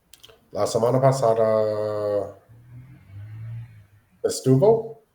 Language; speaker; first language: Spanish; non-native, learner; English